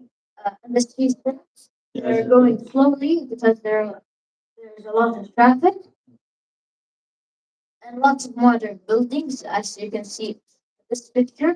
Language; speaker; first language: English; non-native, learner; Arabic